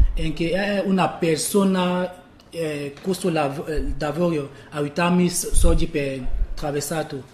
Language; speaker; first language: Italian; non-native, learner; French